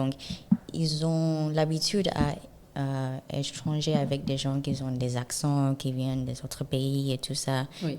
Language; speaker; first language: French; non-native, learner; Zulu